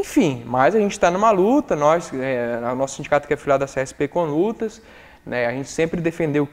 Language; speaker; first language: Portuguese; native; Portuguese